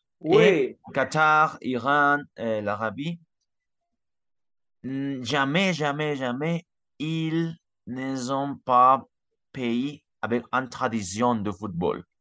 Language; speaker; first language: French; non-native, learner; Spanish